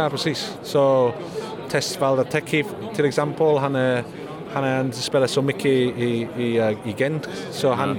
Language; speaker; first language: Swedish; non-native, learner; English